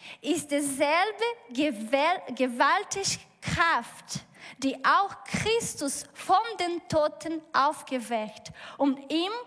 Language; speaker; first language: German; non-native, learner; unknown